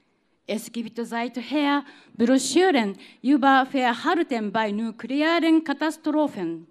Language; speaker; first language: German; non-native, fluent; Japanese